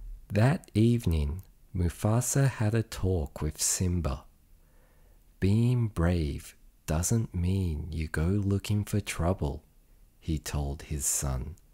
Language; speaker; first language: English; early bilingual, other home language; Japanese